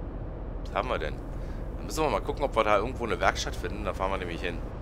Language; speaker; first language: German; native; German